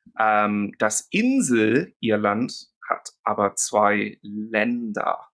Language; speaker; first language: German; non-native, fluent; English